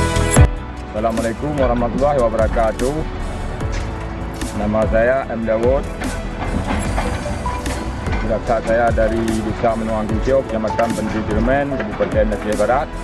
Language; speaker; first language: Indonesian; non-native, local second language; Achinese